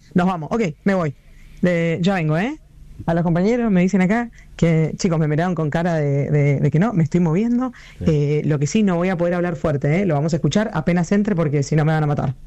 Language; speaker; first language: Spanish; native; Spanish